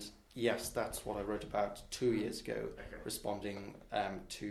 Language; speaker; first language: English; non-native, local second language; Welsh